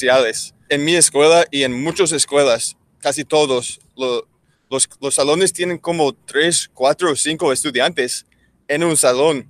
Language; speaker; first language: Spanish; non-native, learner; English